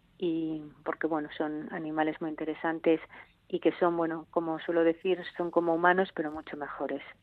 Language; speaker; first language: Spanish; native; Spanish